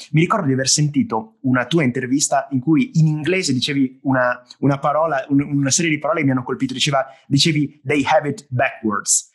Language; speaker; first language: Italian; native; Italian